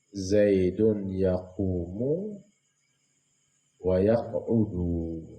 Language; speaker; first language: Arabic; non-native, fluent; Indonesian